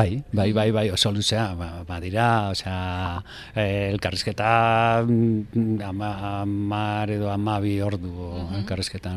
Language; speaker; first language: Basque; non-native, local second language; Spanish